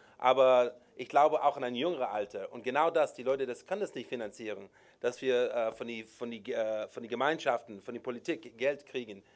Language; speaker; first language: German; non-native, fluent; English